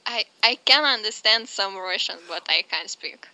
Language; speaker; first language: English; non-native, learner; Lithuanian